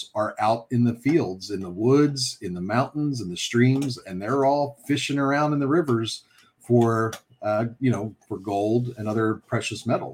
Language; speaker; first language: English; native; English